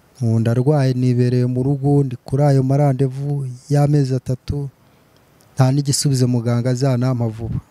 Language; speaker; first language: Kinyarwanda; native; Kinyarwanda